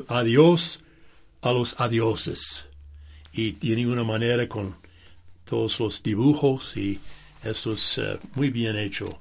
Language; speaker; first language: Spanish; non-native, fluent; English